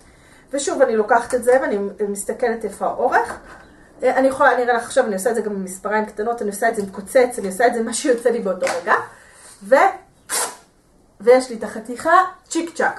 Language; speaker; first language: Hebrew; native; Hebrew